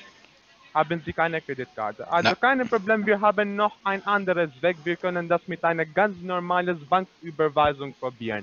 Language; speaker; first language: German; non-native, learner; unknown